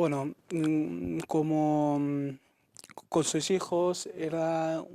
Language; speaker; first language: Spanish; non-native, learner; Arabic